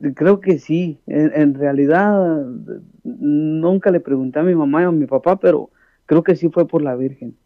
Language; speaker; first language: Spanish; native; Spanish